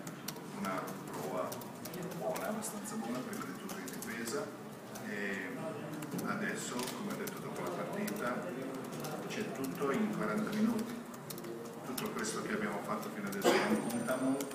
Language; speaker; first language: Italian; non-native, fluent; Croatian